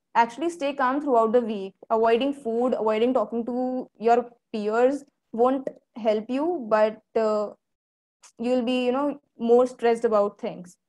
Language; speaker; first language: English; non-native, local second language; Hindi